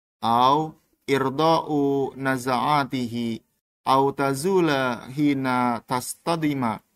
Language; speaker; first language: Arabic; non-native, fluent; Indonesian